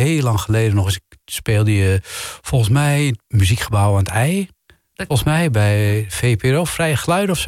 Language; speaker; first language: Dutch; native; Dutch